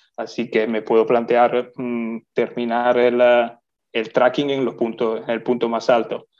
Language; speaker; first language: Spanish; non-native, fluent; Italian